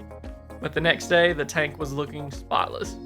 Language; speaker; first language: English; native; English